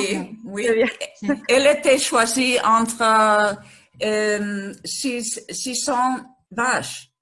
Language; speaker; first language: French; non-native, learner; Spanish